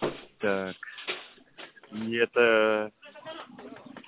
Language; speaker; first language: Russian; non-native, local second language; Estonian